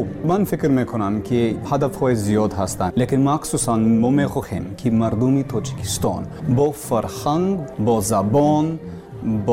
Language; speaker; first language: Persian; non-native, learner; English